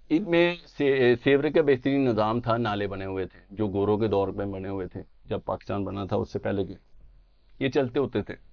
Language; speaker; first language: Urdu; native; Urdu